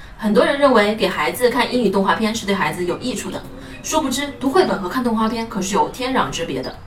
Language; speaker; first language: Chinese; native; Chinese